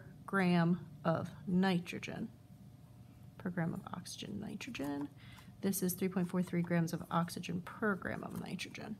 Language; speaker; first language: English; native; English